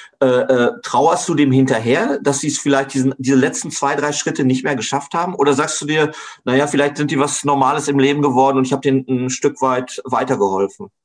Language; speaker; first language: German; native; German